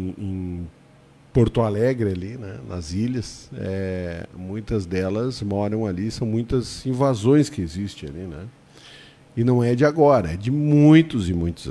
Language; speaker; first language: Portuguese; native; Portuguese